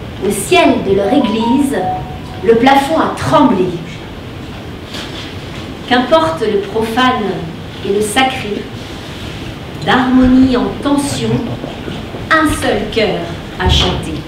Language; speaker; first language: French; native; French